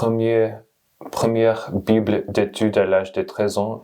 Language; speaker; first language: French; non-native, learner; English